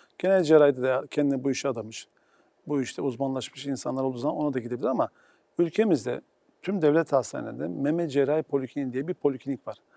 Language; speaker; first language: Turkish; native; Turkish